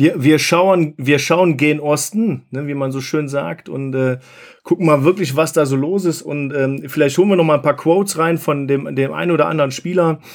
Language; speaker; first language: German; native; German